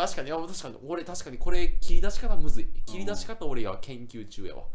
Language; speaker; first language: Japanese; native; Japanese